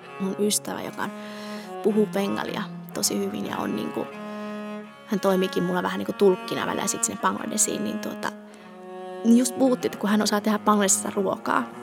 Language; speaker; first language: Finnish; early bilingual, other home language; Bangla